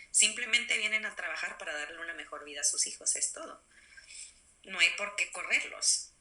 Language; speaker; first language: Spanish; early bilingual, other home language; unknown